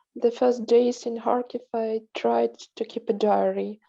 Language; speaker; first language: English; non-native, fluent; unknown